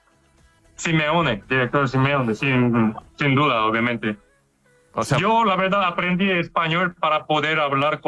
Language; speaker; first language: Spanish; non-native, learner; Korean